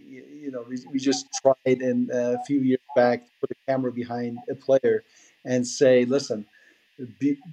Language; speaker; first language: English; early bilingual, other home language; Persian